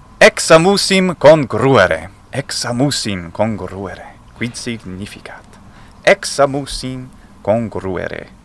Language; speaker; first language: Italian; non-native, fluent; English